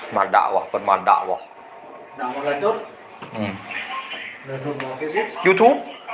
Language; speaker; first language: Thai; native; Thai